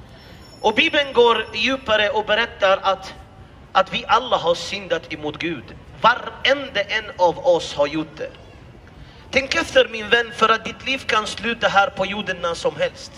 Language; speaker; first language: Swedish; non-native, fluent; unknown